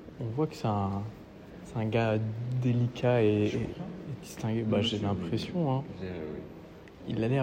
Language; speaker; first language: French; native; French